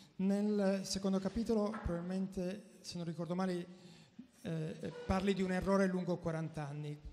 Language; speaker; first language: Italian; native; Italian